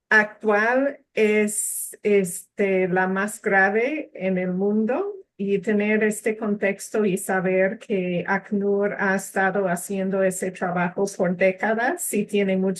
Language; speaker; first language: Spanish; non-native, fluent; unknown